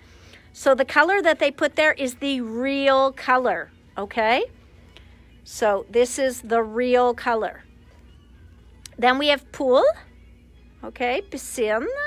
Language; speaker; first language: English; native; English